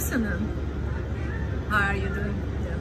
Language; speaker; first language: English; non-native, learner; Hungarian